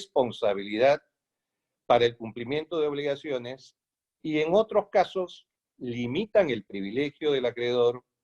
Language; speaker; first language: Spanish; native; Spanish